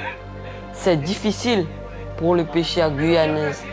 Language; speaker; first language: French; non-native, local second language; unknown